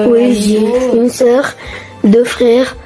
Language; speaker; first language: French; early bilingual, other home language; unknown